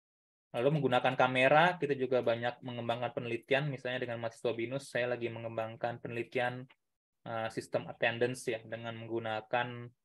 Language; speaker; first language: Indonesian; native; Indonesian